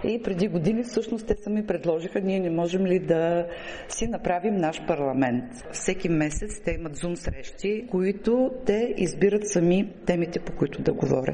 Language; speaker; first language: Bulgarian; native; Bulgarian